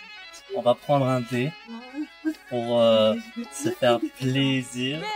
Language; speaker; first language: French; native; French